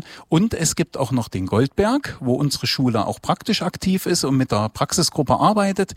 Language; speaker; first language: German; native; German